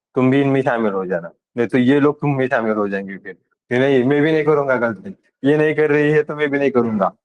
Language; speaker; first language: Hindi; non-native, local second language; Marathi